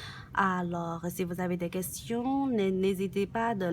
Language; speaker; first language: French; non-native, learner; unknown